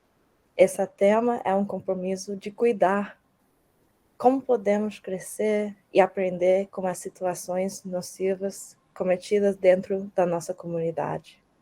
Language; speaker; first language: Portuguese; early bilingual, heritage; Portuguese